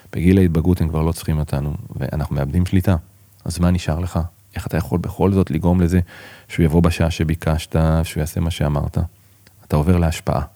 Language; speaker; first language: Hebrew; native; Hebrew